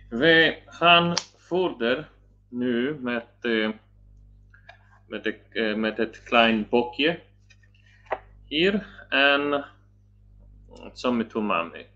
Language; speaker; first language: Dutch; non-native, learner; Polish